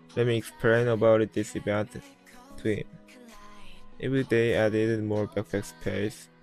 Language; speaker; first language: English; non-native, learner; Korean